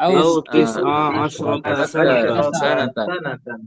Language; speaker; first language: Arabic; non-native, learner; Indonesian